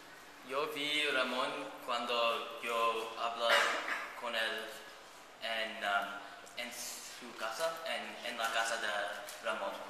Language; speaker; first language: Spanish; non-native, learner; English